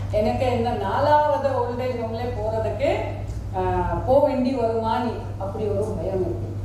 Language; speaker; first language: Tamil; non-native, fluent; Marathi